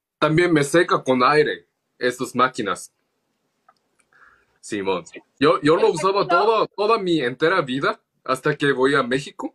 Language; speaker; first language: Spanish; non-native, learner; Korean